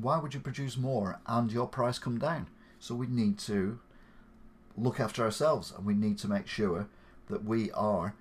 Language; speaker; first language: English; native; English